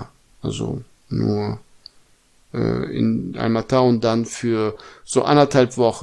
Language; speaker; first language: German; non-native, fluent; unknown